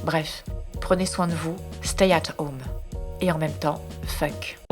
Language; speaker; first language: French; native; French